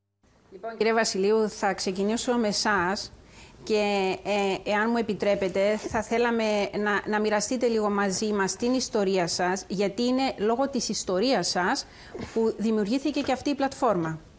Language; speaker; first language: Greek; native; Greek